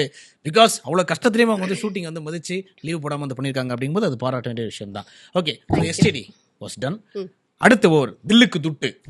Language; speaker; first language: Tamil; native; Tamil